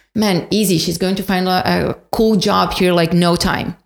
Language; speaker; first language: English; non-native, fluent; Portuguese